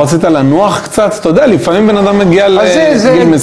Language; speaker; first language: Hebrew; native; Hebrew